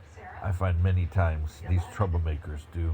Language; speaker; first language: English; native; English